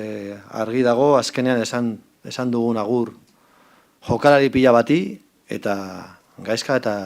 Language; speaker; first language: Basque; non-native, local second language; Spanish